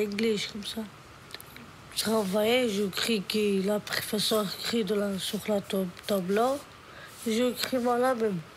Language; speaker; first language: French; non-native, learner; Romanian